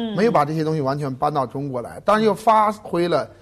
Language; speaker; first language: Chinese; native; Chinese